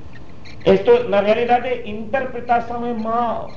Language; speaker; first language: Portuguese; non-native, learner; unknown